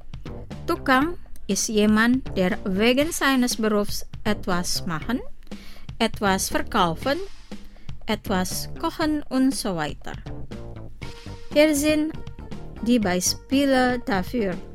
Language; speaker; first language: German; non-native, fluent; Indonesian